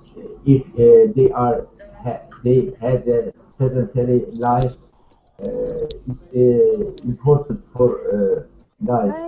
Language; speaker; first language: English; non-native, learner; Turkish